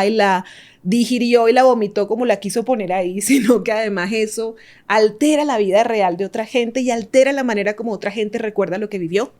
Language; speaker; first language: Spanish; native; Spanish